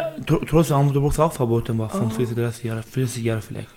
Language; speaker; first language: German; non-native, learner; Baluchi